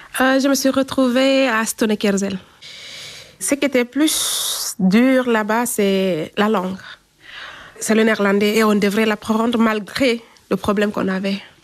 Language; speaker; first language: French; non-native, local second language; Fula